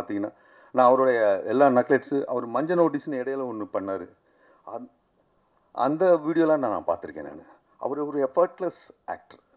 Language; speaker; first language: Tamil; native; Tamil